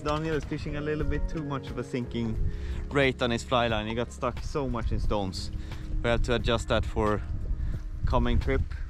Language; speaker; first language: English; non-native, fluent; Swedish